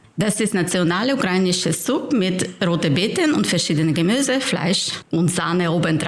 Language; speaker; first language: German; non-native, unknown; Ukrainian